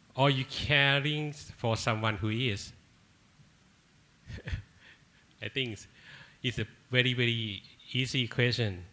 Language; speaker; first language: English; non-native, learner; Thai